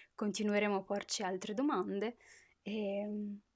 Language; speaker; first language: Italian; native; Italian